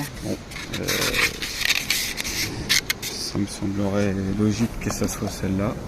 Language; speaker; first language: French; native; French